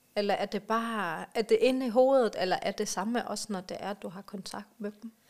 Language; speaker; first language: Danish; non-native, local second language; Kalaallisut